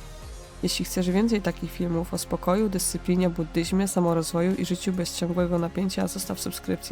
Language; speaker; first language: Polish; native; Polish